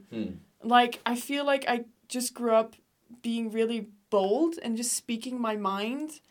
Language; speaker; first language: English; non-native, fluent; Danish